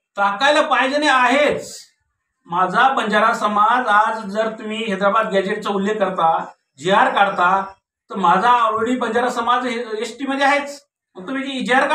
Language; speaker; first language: Marathi; non-native, local second language; Lambadi